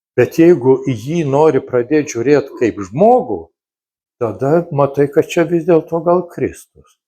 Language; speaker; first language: Lithuanian; native; Lithuanian